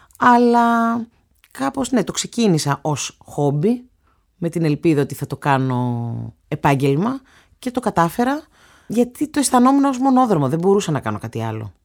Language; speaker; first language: Greek; native; Greek